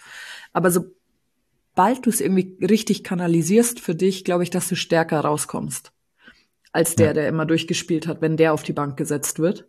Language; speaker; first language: German; native; German